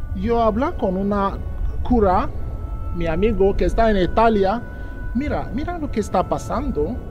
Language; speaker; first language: Spanish; non-native, learner; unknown